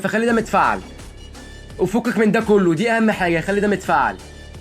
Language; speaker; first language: Arabic; native; Arabic